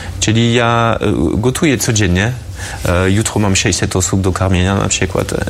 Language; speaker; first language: Polish; non-native, fluent; French